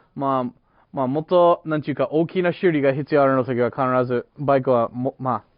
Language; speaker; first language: Japanese; non-native, fluent; English